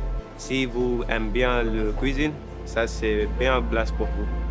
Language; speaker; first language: French; non-native, learner; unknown